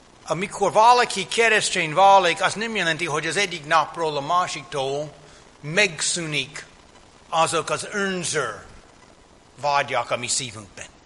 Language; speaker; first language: Hungarian; non-native, fluent; English